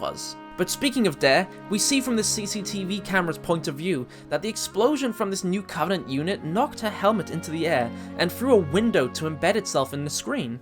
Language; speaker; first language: English; native; English